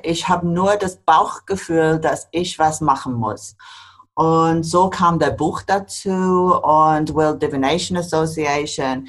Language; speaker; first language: German; non-native, fluent; English